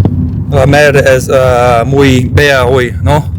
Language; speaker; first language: Spanish; non-native, learner; English